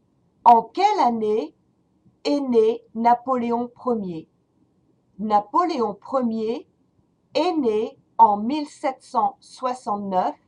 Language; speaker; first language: French; non-native, fluent; English